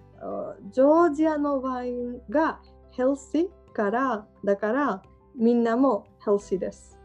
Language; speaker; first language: Japanese; non-native, learner; Georgian